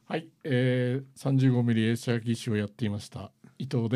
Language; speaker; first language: Japanese; native; Japanese